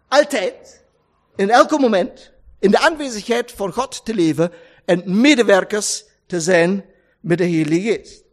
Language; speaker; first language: Dutch; non-native, fluent; German